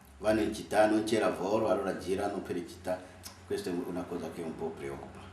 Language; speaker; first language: Italian; non-native, fluent; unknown